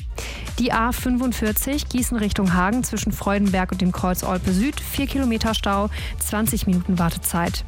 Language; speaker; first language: German; native; German